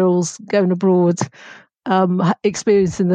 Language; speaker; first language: English; native; English